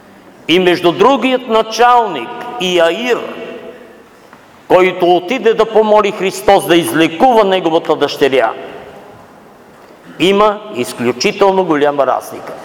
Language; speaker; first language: Bulgarian; native; Bulgarian